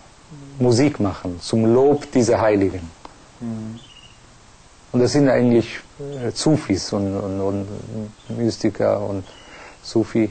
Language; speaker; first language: German; non-native, fluent; Persian